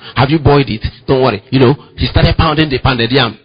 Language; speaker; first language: English; non-native, local second language; Igbo